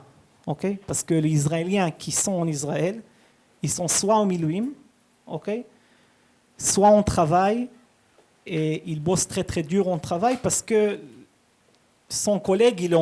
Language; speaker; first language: French; early bilingual, heritage; Hebrew